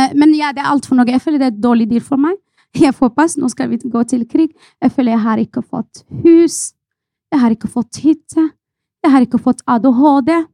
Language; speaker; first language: Norwegian; non-native, fluent; Arabic